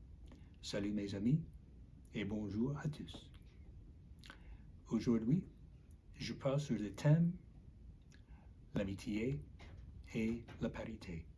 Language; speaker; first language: French; non-native, learner; English